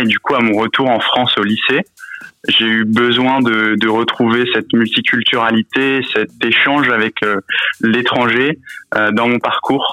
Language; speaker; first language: French; native; French